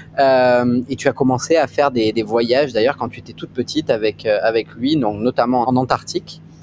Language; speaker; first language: French; native; French